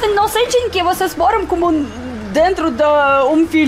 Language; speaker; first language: Portuguese; non-native, fluent; Russian